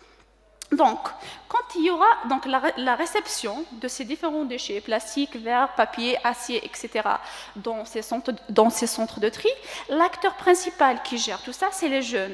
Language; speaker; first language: French; non-native, local second language; Kabyle